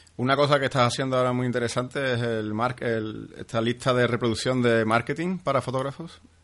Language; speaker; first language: Spanish; native; Spanish